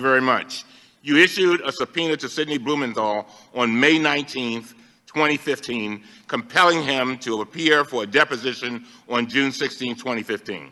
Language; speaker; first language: English; native; English